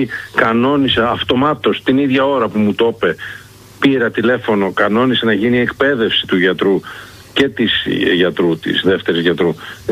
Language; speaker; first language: Greek; native; Greek